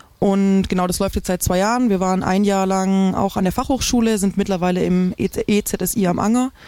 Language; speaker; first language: German; native; German